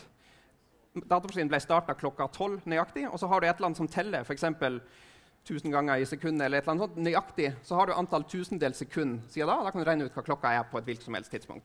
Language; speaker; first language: Norwegian; native; Norwegian